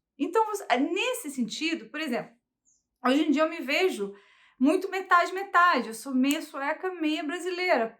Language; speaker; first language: Portuguese; early bilingual, heritage; Portuguese